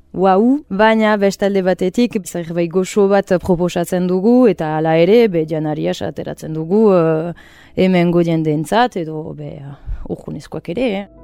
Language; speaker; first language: Basque; native; Basque